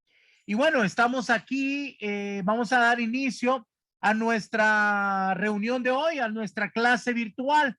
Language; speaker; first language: Spanish; native; Spanish